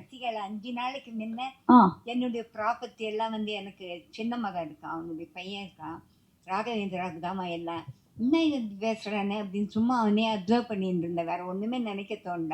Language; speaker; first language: Tamil; native; Tamil